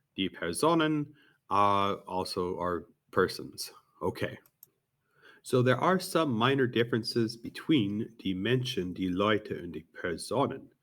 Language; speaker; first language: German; non-native, fluent; English